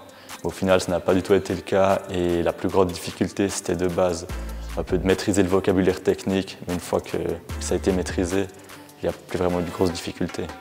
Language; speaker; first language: French; native; French